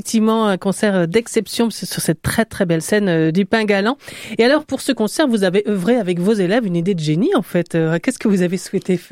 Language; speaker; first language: French; native; French